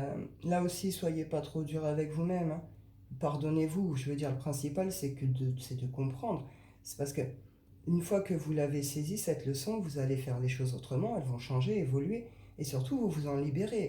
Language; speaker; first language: French; native; French